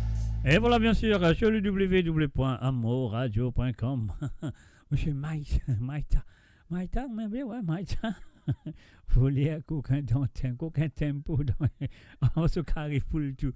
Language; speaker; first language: French; non-native, local second language; Morisyen